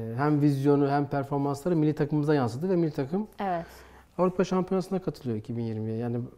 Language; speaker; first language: Turkish; native; Turkish